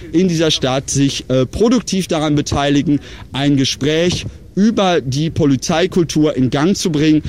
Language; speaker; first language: German; native; German